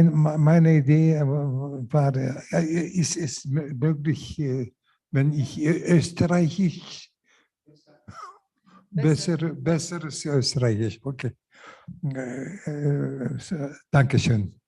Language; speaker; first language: German; non-native, learner; Lithuanian